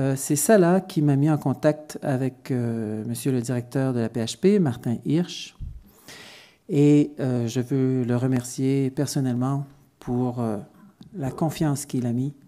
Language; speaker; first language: French; native; French